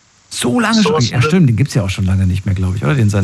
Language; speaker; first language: German; native; German